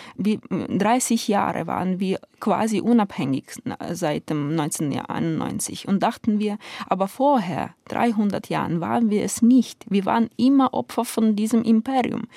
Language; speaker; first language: German; non-native, fluent; Ukrainian